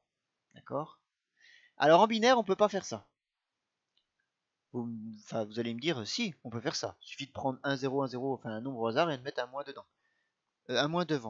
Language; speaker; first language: French; native; French